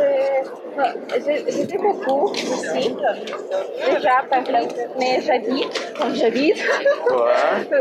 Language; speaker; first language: French; non-native, learner; Russian